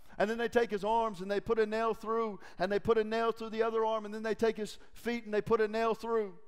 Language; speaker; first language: English; native; English